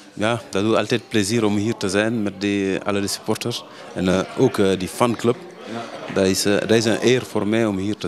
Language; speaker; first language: Dutch; early bilingual, other home language; Wolof